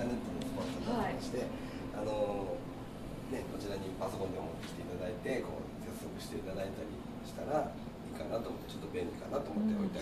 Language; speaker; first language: Japanese; native; Japanese